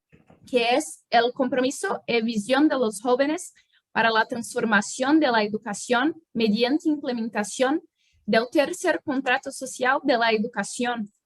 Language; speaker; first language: Spanish; non-native, fluent; Portuguese